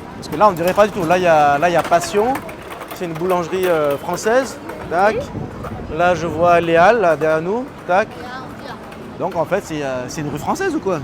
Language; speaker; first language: French; native; French